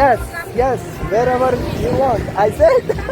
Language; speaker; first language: English; non-native, fluent; Hindi